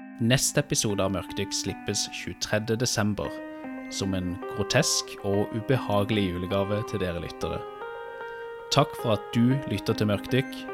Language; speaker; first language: Norwegian; native; Norwegian